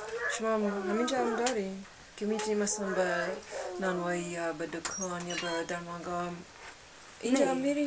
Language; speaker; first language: Persian; non-native, fluent; English